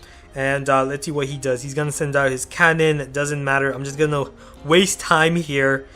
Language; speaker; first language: English; native; English